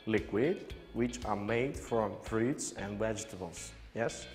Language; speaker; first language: English; non-native, learner; Uzbek